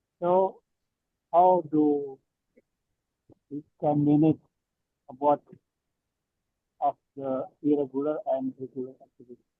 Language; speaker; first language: English; non-native, learner; Indonesian